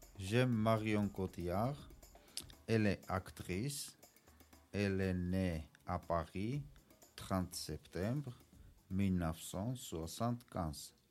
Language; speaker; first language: French; non-native, learner; Georgian